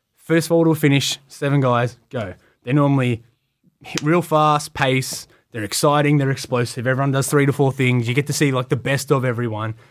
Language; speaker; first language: English; native; English